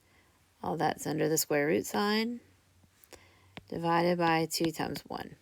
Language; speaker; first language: English; native; English